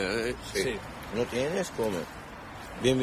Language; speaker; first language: Spanish; non-native, learner; Arabic